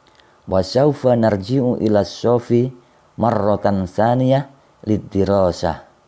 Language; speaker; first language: Arabic; non-native, learner; Indonesian